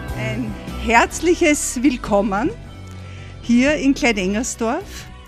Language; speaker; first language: German; native; German